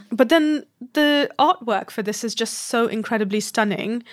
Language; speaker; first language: English; non-native, local second language; Hindi